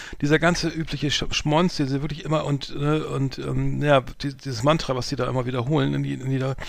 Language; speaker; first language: German; native; German